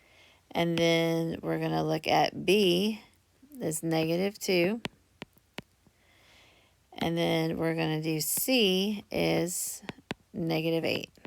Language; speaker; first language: English; native; English